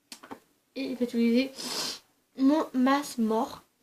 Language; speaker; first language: French; early bilingual, other home language; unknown